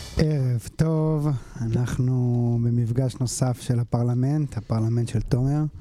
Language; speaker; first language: Hebrew; native; Hebrew